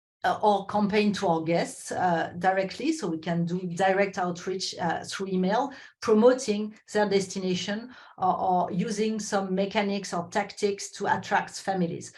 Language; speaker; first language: English; non-native, fluent; French